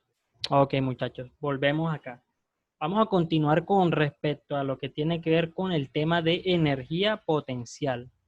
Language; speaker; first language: Spanish; native; Spanish